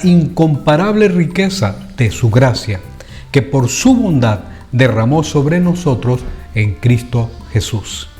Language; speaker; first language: Spanish; native; Spanish